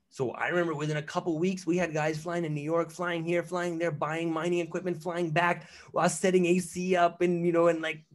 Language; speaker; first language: English; native; English